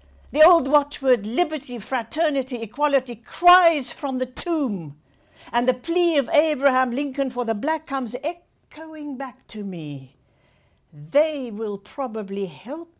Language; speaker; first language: English; non-native, local second language; Afrikaans